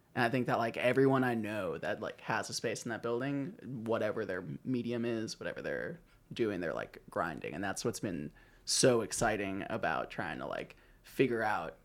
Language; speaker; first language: English; native; English